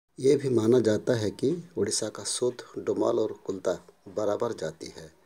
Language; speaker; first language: Hindi; non-native, local second language; Odia